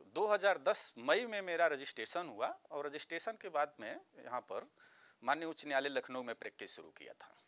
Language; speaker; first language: Hindi; native; Hindi